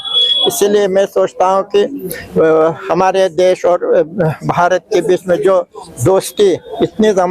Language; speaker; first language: Hindi; non-native, fluent; Uzbek